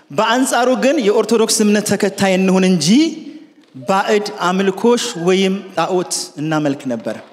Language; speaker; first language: Amharic; non-native, local second language; Sebat Bet Gurage